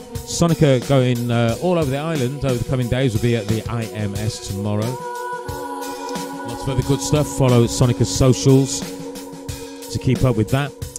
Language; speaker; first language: English; native; English